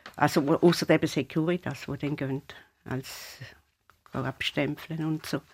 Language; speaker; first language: German; native; German